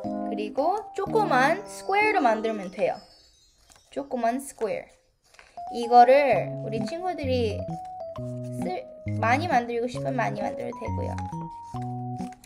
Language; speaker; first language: Korean; early bilingual, heritage; Korean